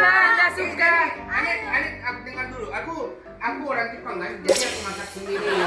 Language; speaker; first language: Indonesian; non-native, fluent; Japanese